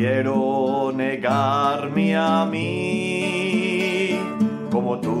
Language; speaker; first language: Spanish; native; Spanish